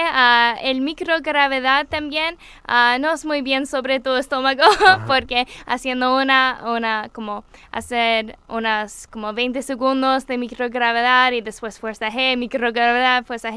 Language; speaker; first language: Spanish; non-native, learner; English